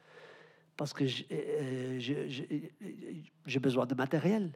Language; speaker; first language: French; non-native, learner; Spanish